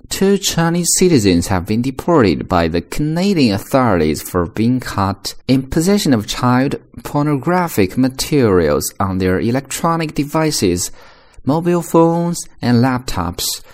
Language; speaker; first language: English; non-native, fluent; Chinese